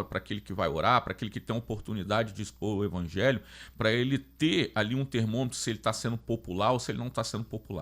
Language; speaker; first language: Portuguese; native; Portuguese